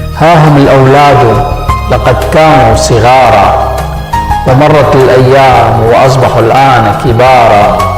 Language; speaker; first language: Arabic; native; Arabic